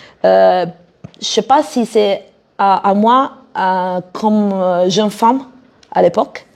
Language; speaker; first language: French; non-native, fluent; Italian